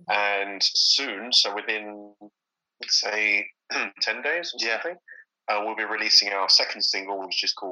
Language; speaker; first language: English; native; English